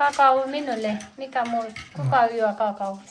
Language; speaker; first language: Finnish; non-native, learner; Persian